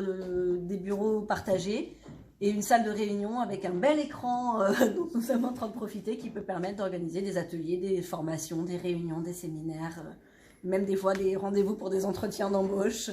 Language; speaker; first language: French; native; French